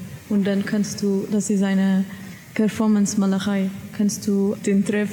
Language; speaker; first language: German; non-native, learner; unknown